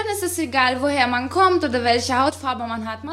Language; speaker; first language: German; non-native, fluent; Russian